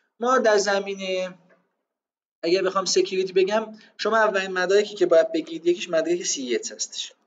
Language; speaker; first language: Persian; non-native, local second language; Azerbaijani